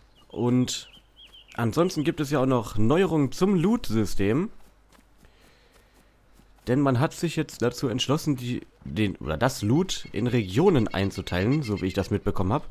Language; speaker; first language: German; native; German